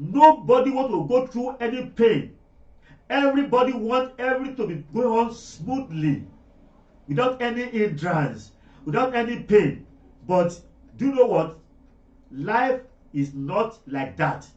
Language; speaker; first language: English; non-native, local second language; Yoruba